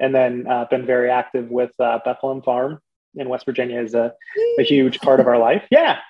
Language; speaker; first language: English; native; English